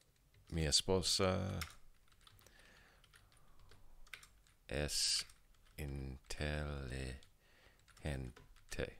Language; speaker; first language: Spanish; non-native, learner; English